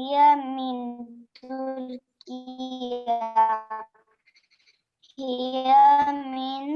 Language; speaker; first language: Arabic; non-native, learner; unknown